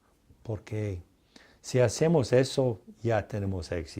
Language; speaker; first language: Spanish; non-native, fluent; English